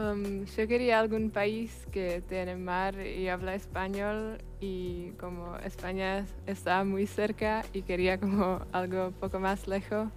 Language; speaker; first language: Spanish; non-native, learner; Czech